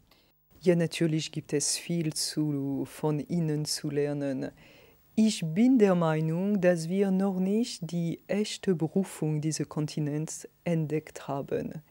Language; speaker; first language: German; non-native, fluent; French